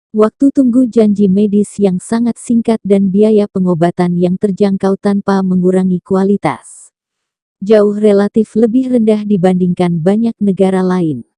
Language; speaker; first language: Indonesian; native; Indonesian